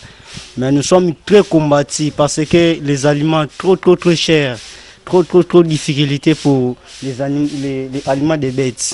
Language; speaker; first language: French; non-native, learner; Lingala